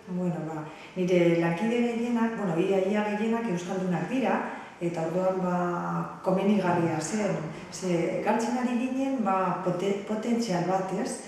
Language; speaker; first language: Basque; non-native, local second language; Spanish